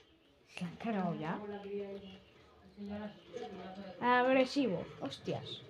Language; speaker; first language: Spanish; native; Spanish